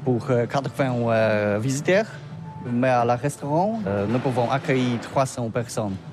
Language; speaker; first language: French; non-native, learner; Polish